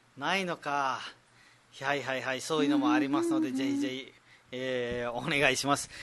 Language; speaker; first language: Japanese; non-native, fluent; Nepali